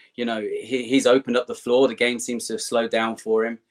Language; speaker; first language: English; native; English